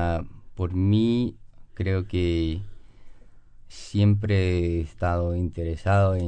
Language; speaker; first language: Spanish; non-native, learner; English